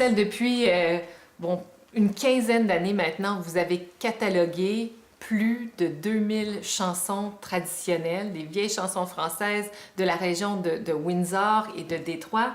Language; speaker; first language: French; native; French